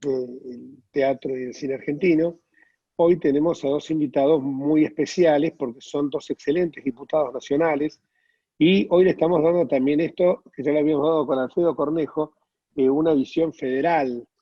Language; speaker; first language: Spanish; native; Spanish